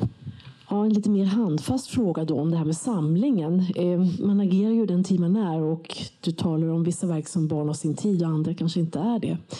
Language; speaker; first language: Swedish; native; Swedish